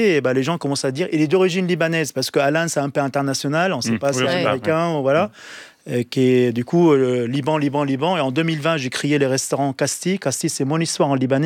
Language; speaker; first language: French; non-native, local second language; Arabic